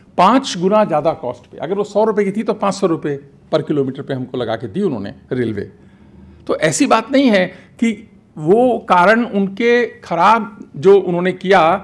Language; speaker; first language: Hindi; native; Hindi